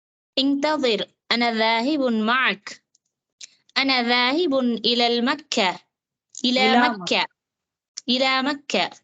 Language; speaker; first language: Arabic; non-native, learner; Tamil